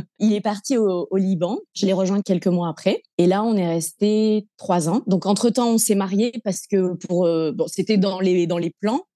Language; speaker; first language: French; native; French